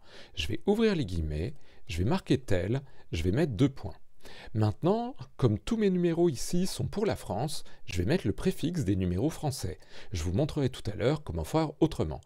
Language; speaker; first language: French; native; French